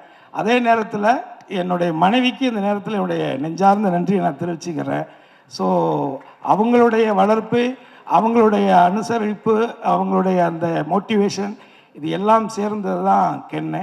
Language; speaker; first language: Tamil; native; Tamil